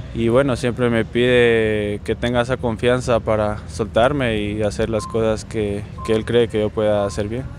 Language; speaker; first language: Spanish; native; Spanish